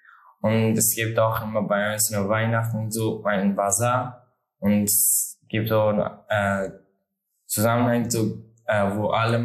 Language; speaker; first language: German; non-native, learner; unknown